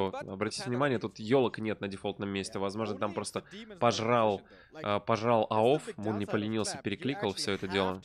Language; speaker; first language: Russian; native; Russian